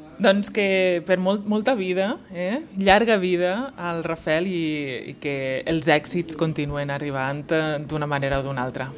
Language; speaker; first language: Catalan; native; Catalan